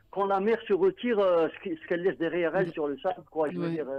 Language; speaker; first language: French; non-native, local second language; Arabic